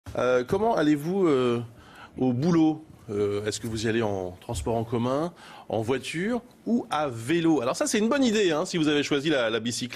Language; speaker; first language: French; native; French